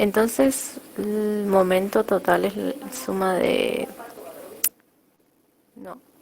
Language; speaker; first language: Spanish; native; Spanish